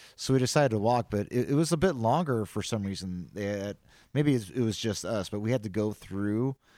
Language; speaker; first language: English; native; English